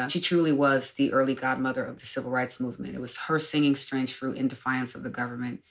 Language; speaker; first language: English; native; English